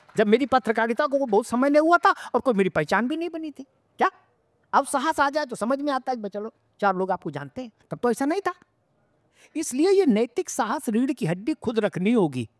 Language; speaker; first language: Hindi; native; Hindi